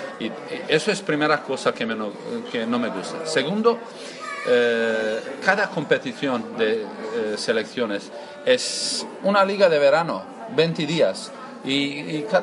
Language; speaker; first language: Spanish; non-native, learner; Croatian